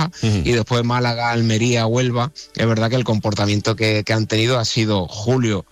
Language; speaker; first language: Spanish; native; Spanish